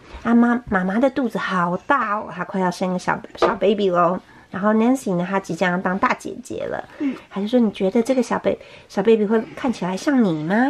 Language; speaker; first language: Chinese; native; Chinese